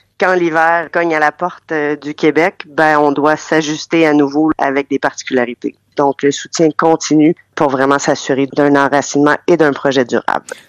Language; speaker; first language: French; native; French